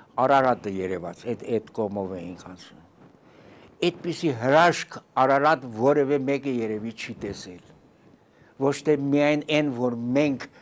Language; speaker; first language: Armenian; early bilingual, heritage; Armenian